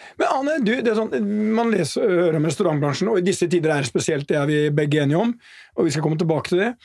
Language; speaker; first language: Norwegian; native; Norwegian